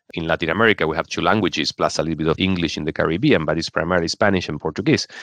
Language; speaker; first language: English; non-native, fluent; Spanish